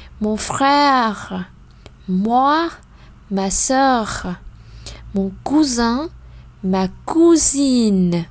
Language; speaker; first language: French; non-native, fluent; Vietnamese